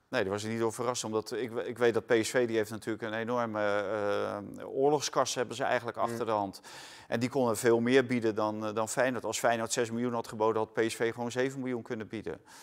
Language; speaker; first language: Dutch; native; Dutch